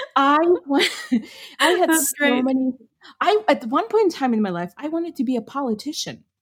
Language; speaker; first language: English; non-native, fluent; Ukrainian